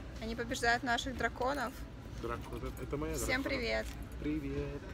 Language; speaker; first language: Russian; non-native, learner; English